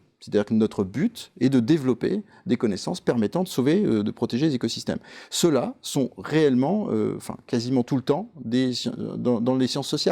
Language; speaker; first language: French; native; French